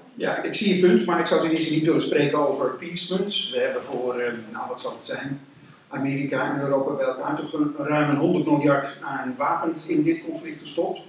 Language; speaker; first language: Dutch; native; Dutch